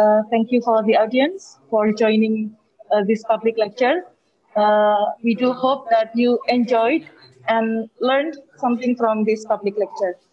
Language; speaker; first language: English; non-native, fluent; Indonesian